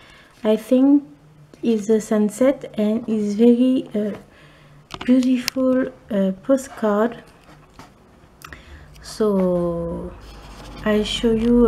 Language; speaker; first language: English; non-native, learner; French